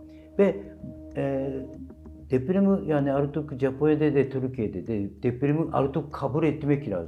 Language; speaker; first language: Turkish; non-native, fluent; Japanese